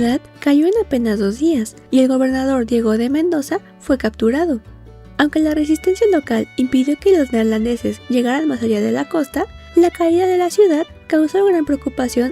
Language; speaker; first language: Spanish; native; Spanish